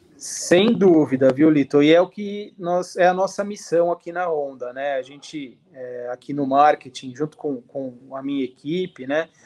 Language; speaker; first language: Portuguese; native; Portuguese